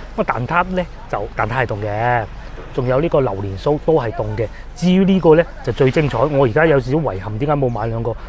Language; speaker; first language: Cantonese; native; Cantonese